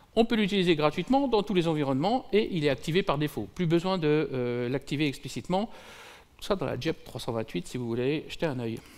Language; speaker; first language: French; native; French